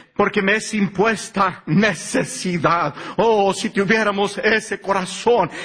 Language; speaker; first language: Spanish; early bilingual, heritage; Spanish